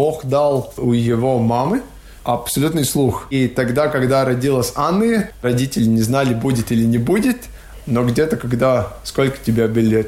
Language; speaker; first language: Russian; non-native, local second language; Latvian